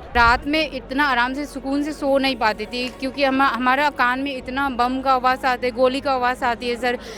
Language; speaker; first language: Hindi; non-native, local second language; Manipuri